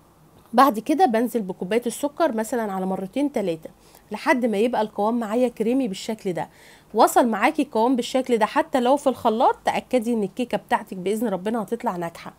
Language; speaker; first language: Arabic; native; Arabic